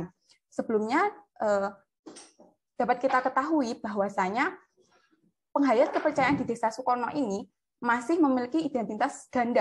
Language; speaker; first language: Indonesian; native; Indonesian